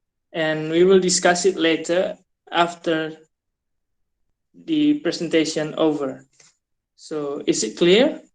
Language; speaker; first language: English; non-native, fluent; Indonesian